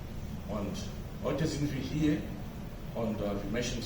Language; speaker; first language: German; non-native, fluent; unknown